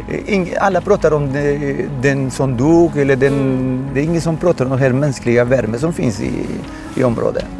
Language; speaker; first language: Swedish; non-native, fluent; Spanish